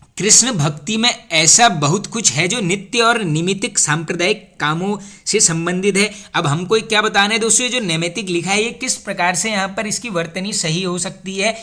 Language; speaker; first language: Hindi; native; Hindi